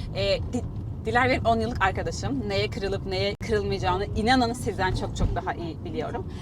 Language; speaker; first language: Turkish; native; Turkish